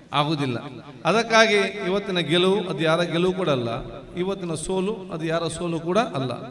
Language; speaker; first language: Kannada; non-native, local second language; Tulu